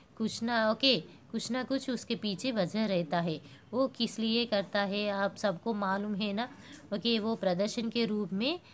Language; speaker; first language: Hindi; non-native, local second language; Telugu